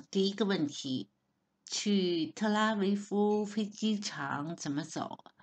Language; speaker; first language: Chinese; non-native, learner; Hebrew